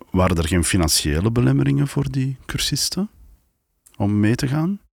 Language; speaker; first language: Dutch; native; Dutch